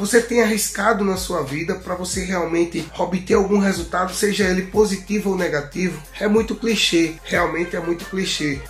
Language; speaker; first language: Portuguese; native; Portuguese